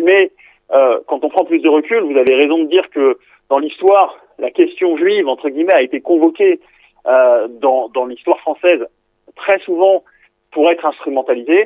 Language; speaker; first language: French; native; French